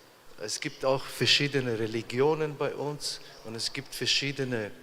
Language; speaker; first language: German; non-native, fluent; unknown